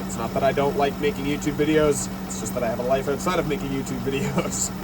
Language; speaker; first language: English; native; English